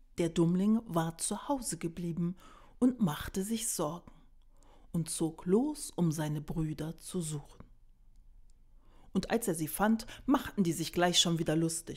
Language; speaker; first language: German; native; German